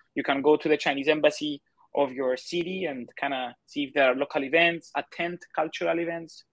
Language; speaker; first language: English; non-native, fluent; Greek